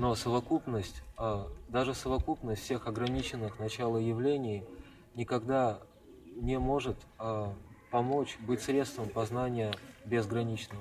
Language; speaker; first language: Russian; native; Russian